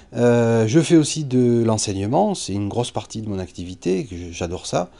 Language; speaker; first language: French; native; French